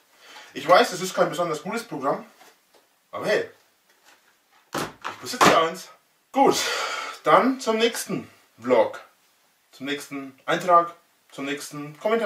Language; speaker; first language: German; native; German